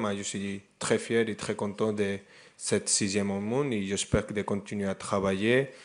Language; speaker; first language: French; non-native, fluent; Spanish